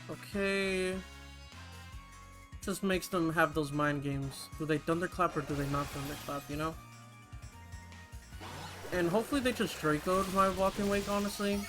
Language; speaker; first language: English; native; English